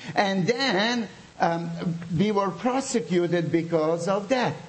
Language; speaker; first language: English; non-native, fluent; Bosnian